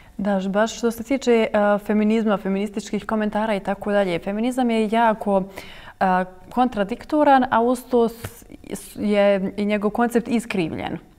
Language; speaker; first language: Croatian; native; Croatian